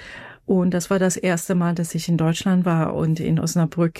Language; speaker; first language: German; non-native, fluent; Persian